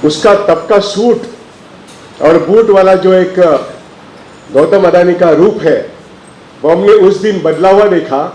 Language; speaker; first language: Hindi; non-native, local second language; Marathi